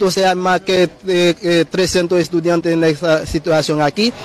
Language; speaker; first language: Spanish; non-native, learner; Haitian Creole